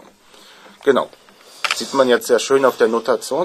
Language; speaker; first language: German; native; German